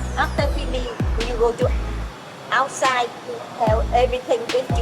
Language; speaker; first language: English; non-native, learner; Vietnamese